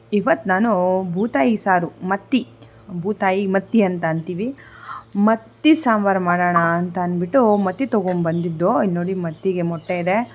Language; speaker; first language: Kannada; non-native, local second language; Konkani